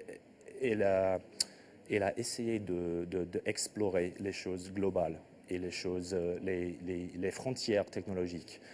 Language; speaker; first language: French; non-native, fluent; English